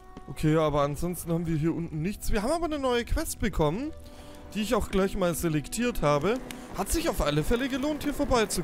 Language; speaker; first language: German; native; German